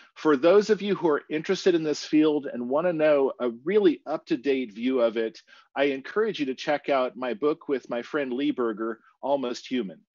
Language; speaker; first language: English; native; English